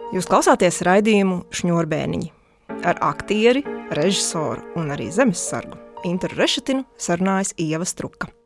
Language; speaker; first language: Latvian; native; Latvian